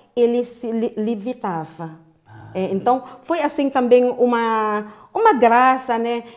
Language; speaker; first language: Portuguese; non-native, fluent; Filipino